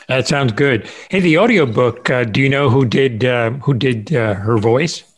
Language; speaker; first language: English; early bilingual, other home language; Spanish